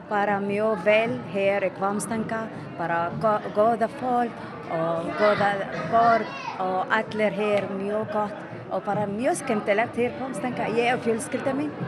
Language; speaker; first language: Icelandic; non-native, learner; Arabic